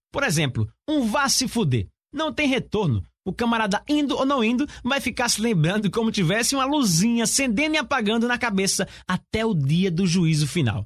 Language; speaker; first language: Portuguese; native; Portuguese